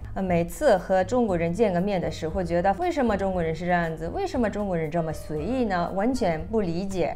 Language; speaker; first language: Chinese; non-native, fluent; Japanese